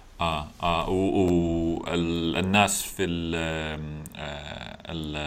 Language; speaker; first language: Arabic; non-native, learner; English